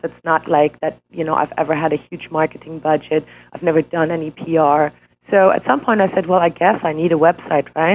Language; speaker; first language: English; non-native, fluent; German